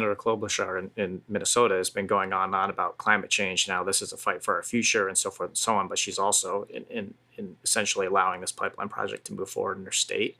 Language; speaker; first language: English; native; English